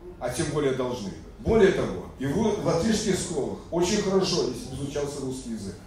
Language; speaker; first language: Russian; non-native, local second language; Latvian